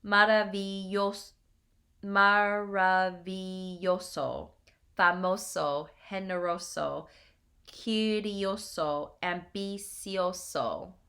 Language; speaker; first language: Spanish; non-native, learner; English